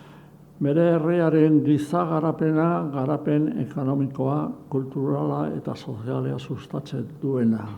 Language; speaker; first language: Basque; non-native, local second language; Spanish